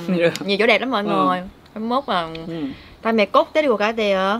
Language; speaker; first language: Korean; non-native, learner; Vietnamese